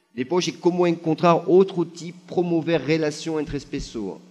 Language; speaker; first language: Portuguese; non-native, fluent; French